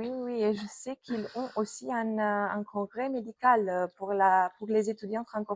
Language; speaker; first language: French; non-native, fluent; Romanian